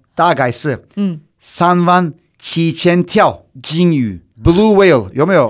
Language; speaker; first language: Chinese; non-native, fluent; Turkish